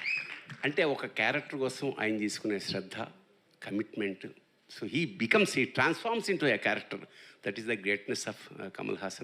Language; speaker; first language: Telugu; native; Telugu